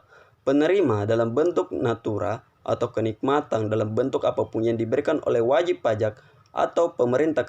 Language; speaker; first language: Indonesian; native; Indonesian